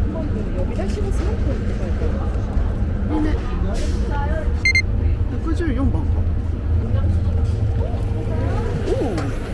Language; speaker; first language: Japanese; native; Japanese